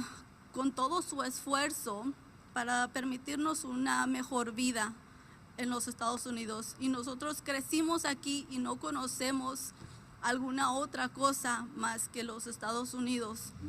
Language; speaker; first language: Spanish; early bilingual, heritage; Spanish